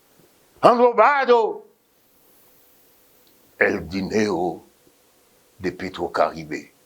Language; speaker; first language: Spanish; non-native, fluent; French